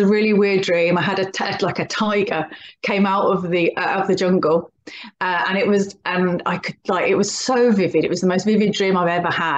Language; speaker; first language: English; native; English